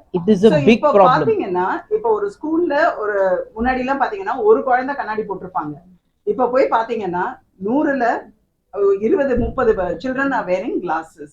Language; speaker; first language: Tamil; native; Tamil